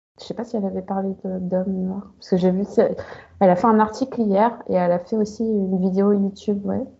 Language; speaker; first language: French; native; French